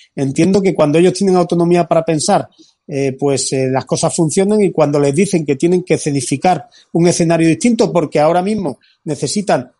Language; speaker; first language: Spanish; native; Spanish